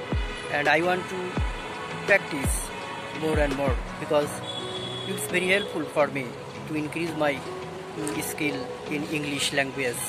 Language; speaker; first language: English; non-native, learner; Bangla